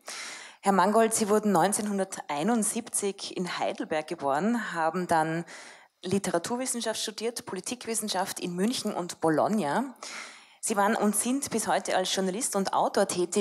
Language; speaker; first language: German; native; German